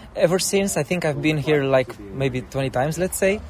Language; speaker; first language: English; non-native, fluent; Romanian